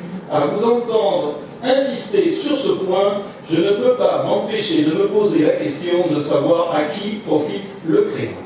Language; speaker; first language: French; native; French